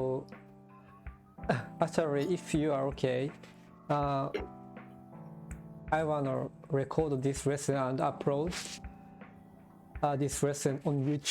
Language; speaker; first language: English; non-native, learner; Japanese